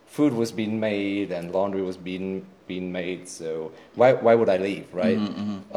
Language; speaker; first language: English; non-native, fluent; German